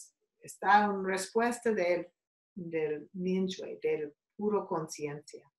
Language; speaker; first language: Spanish; non-native, learner; English